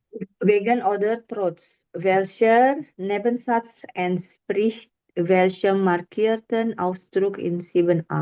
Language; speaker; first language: German; non-native, learner; Indonesian